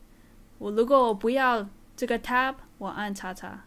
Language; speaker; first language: Chinese; early bilingual, heritage; Chinese